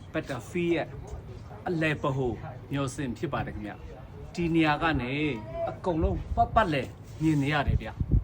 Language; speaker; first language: Burmese; non-native, local second language; Shan